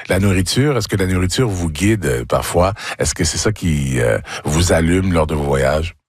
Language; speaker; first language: French; native; French